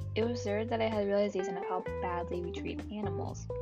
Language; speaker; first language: English; native; English